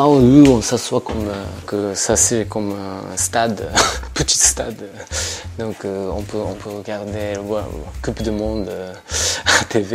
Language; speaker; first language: French; non-native, learner; Japanese